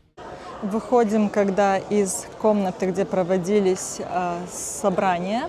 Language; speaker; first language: Russian; native; Russian